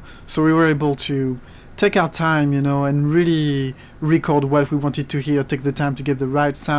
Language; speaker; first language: English; non-native, fluent; French